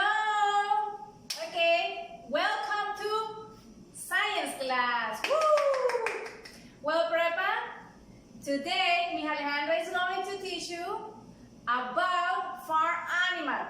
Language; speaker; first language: English; non-native, fluent; Spanish